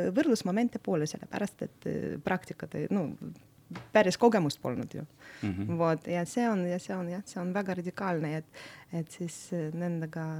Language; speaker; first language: Estonian; non-native, local second language; Russian